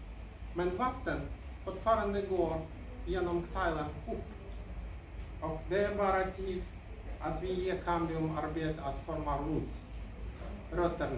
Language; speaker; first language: Swedish; non-native, learner; Russian